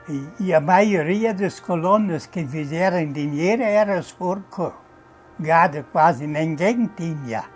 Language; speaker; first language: Portuguese; non-native, fluent; German